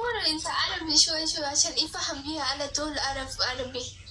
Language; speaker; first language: Arabic; non-native, learner; Bangla